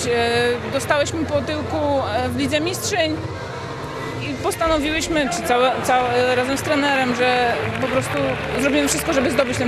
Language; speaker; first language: Polish; native; Polish